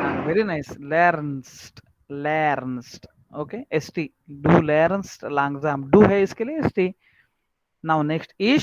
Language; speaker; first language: German; non-native, learner; Marathi